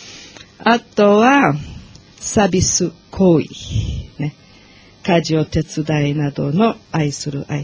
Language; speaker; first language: Japanese; non-native, learner; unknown